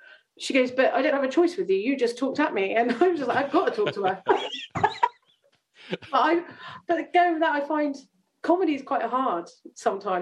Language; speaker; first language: English; native; English